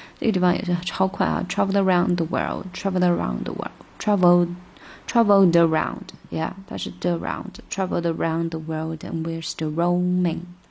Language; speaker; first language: English; non-native, fluent; Chinese